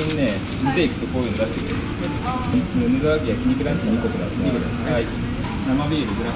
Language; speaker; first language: Japanese; native; Japanese